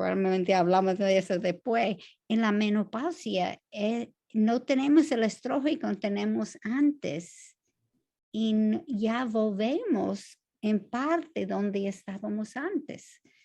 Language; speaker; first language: Spanish; non-native, fluent; English